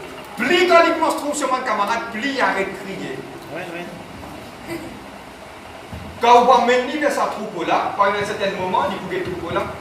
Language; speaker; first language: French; non-native, learner; Morisyen